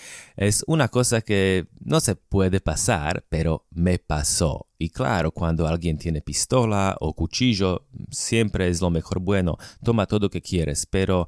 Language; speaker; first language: Spanish; non-native, fluent; Slovak